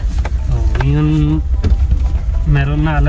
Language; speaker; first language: Filipino; non-native, learner; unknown